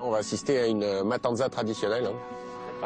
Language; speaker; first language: French; native; French